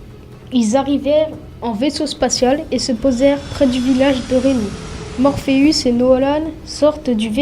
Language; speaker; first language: French; native; French